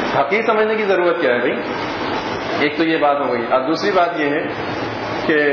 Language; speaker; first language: Urdu; native; Urdu